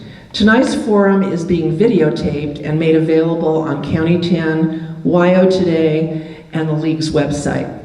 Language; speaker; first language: English; native; English